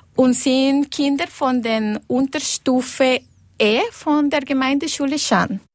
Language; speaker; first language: German; non-native, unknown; Spanish